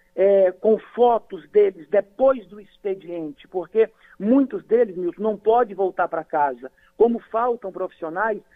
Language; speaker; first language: Portuguese; native; Portuguese